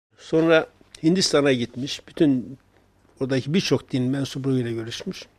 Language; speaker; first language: Turkish; native; Turkish